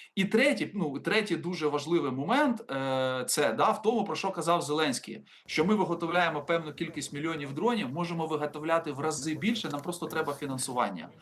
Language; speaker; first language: Ukrainian; native; Ukrainian